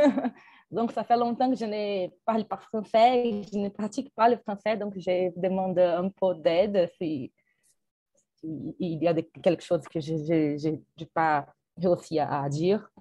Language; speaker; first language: French; non-native, fluent; Portuguese